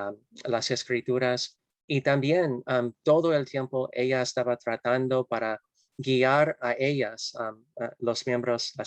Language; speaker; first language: Spanish; non-native, fluent; English